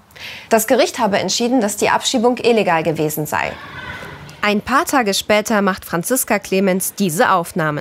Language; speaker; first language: German; native; German